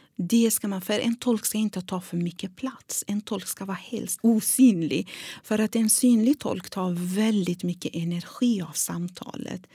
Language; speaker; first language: Swedish; non-native, fluent; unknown